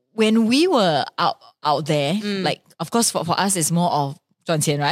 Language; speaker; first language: English; native; English